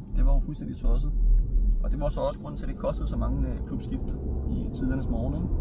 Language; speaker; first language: Danish; early bilingual, other home language; Serbian